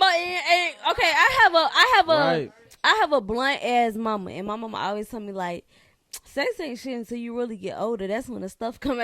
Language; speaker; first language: English; native; English